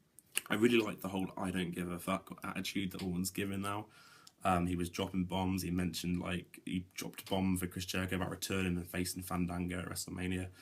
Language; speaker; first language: English; native; English